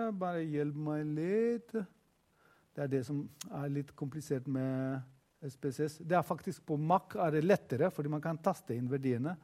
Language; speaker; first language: Norwegian; non-native, fluent; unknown